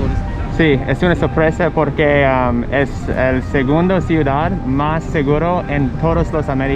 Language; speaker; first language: Spanish; non-native, learner; English